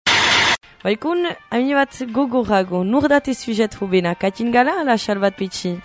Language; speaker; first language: Basque; native; Basque